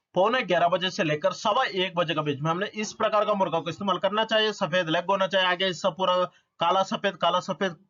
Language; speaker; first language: Hindi; non-native, local second language; Telugu